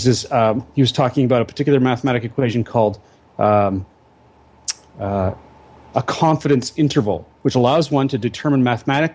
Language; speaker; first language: English; native; English